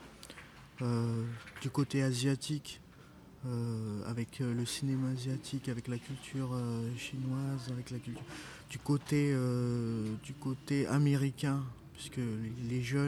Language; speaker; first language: French; non-native, local second language; Malagasy